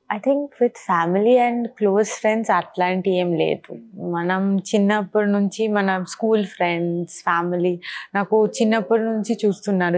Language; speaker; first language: Telugu; non-native, learner; Bangla